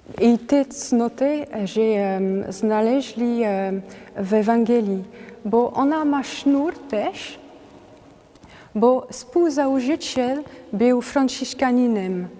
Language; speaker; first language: Polish; non-native, learner; French